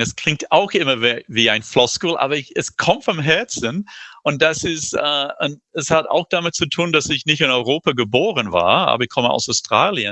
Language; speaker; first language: German; non-native, fluent; English